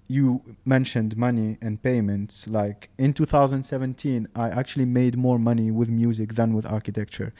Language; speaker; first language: English; non-native, fluent; Arabic